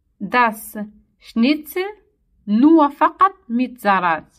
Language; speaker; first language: German; non-native, learner; Arabic